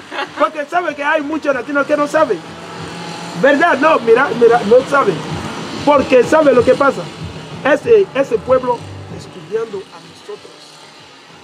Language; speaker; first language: Spanish; non-native, learner; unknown